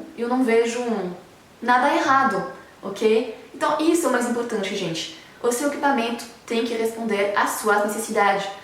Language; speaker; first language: Portuguese; non-native, fluent; French